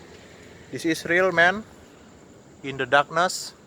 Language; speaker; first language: English; non-native, learner; Indonesian